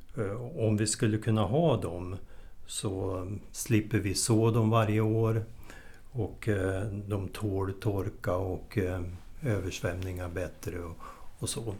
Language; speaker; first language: Swedish; native; Swedish